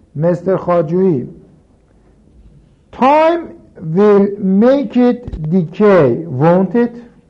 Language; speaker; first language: English; non-native, fluent; Persian